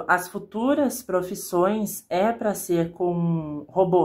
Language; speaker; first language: Portuguese; native; Portuguese